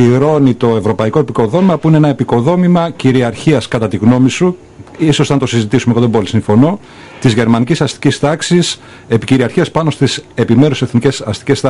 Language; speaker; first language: Greek; native; Greek